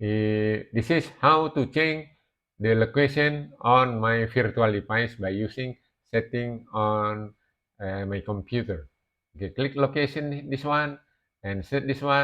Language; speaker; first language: English; non-native, learner; Indonesian